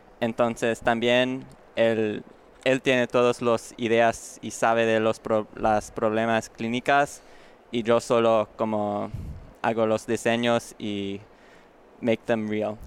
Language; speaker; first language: Spanish; non-native, learner; English